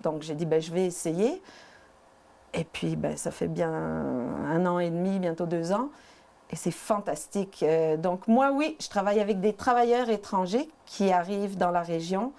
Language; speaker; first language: French; native; French